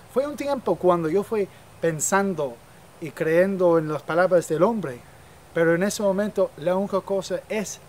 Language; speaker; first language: Spanish; non-native, fluent; English